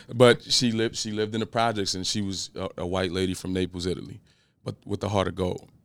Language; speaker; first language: English; native; English